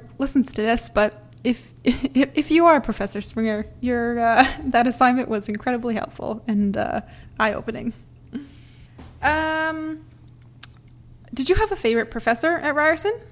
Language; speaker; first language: English; native; English